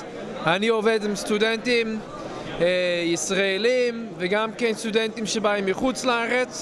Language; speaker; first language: Hebrew; non-native, fluent; English